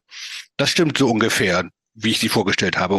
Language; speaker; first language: German; native; German